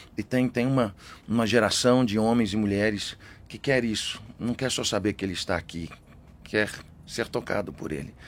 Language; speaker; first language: Portuguese; early bilingual, other home language; English